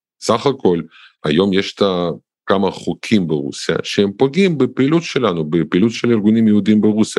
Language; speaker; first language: Hebrew; non-native, fluent; Russian